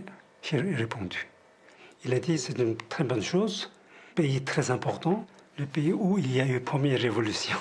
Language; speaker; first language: French; non-native, fluent; Tibetan